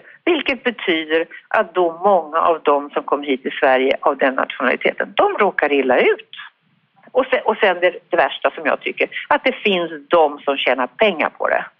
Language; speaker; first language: Swedish; native; Swedish